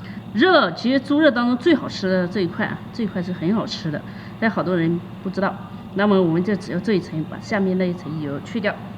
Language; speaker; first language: Chinese; native; Chinese